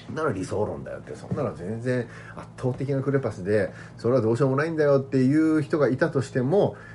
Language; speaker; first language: Japanese; native; Japanese